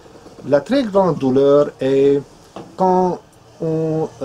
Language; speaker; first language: French; non-native, fluent; Arabic